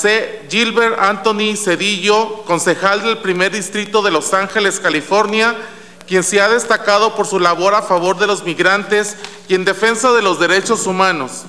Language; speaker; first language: Spanish; native; Spanish